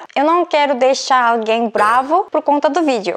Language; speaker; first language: Portuguese; non-native, fluent; Korean